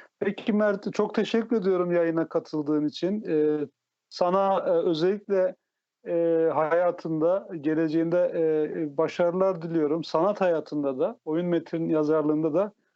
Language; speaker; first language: Turkish; native; Turkish